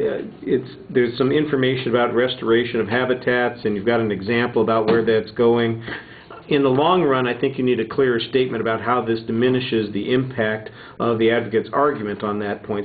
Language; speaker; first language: English; native; English